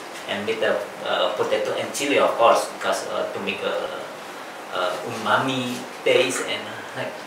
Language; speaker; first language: English; non-native, learner; Indonesian